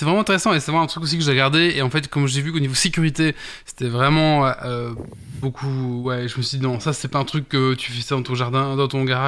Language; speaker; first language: French; native; French